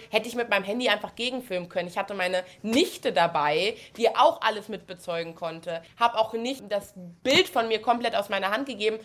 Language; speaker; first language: German; native; German